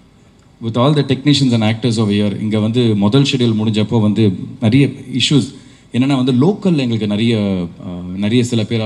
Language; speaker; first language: Tamil; native; Tamil